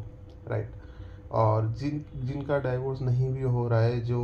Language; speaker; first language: Hindi; native; Hindi